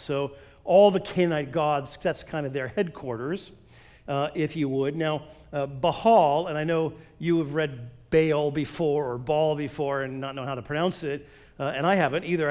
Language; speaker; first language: English; native; English